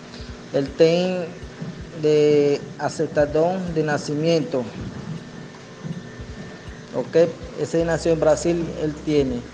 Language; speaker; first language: Spanish; non-native, local second language; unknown